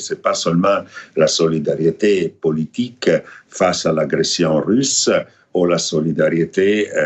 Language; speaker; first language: French; non-native, fluent; Italian